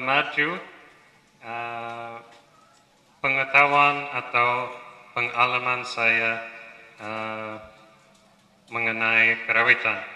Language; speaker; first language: Indonesian; non-native, fluent; English